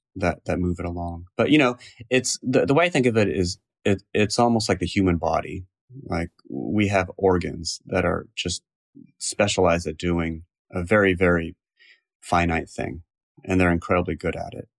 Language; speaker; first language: English; native; English